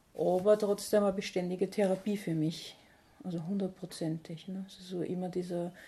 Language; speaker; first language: German; native; German